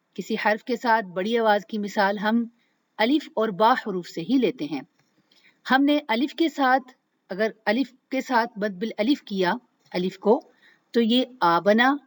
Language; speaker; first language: Urdu; native; Urdu